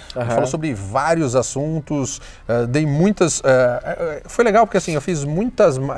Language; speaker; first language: Portuguese; native; Portuguese